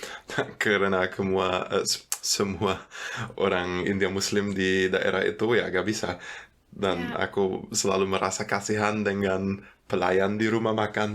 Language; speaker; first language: Indonesian; non-native, fluent; German